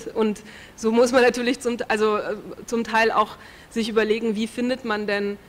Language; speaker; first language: German; native; German